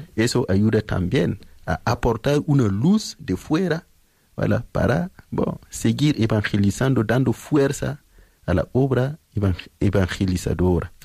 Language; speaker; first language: Spanish; non-native, fluent; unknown